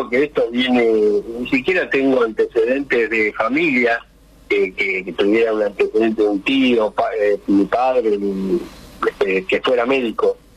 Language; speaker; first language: Spanish; native; Spanish